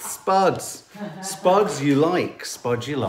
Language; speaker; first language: English; native; English